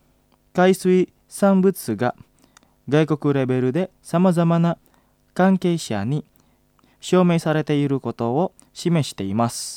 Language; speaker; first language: Japanese; non-native, fluent; Indonesian